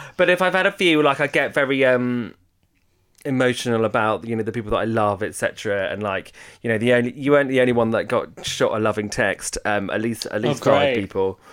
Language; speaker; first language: English; native; English